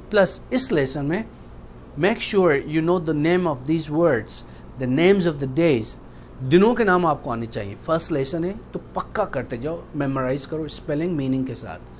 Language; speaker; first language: Urdu; native; Urdu